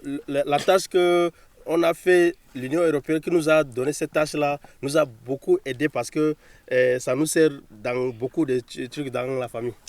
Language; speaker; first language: French; non-native, local second language; Fula